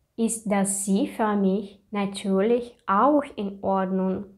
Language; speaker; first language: German; non-native, fluent; Russian